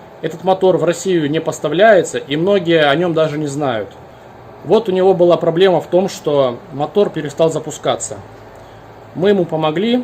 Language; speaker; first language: Russian; native; Russian